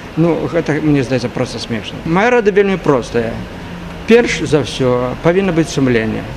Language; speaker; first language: Belarusian; native; Belarusian